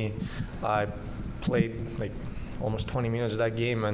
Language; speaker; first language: English; non-native, fluent; Russian